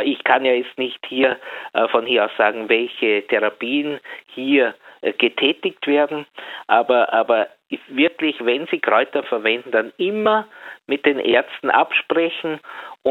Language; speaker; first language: German; native; German